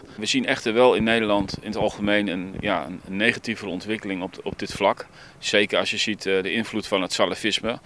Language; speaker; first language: Dutch; native; Dutch